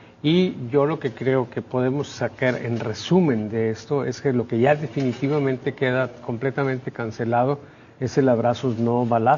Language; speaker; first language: Spanish; native; Spanish